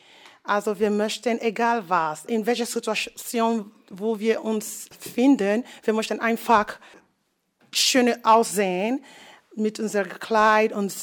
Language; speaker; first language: German; non-native, fluent; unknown